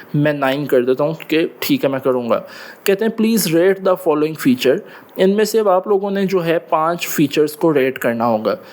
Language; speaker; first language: Urdu; non-native, local second language; Punjabi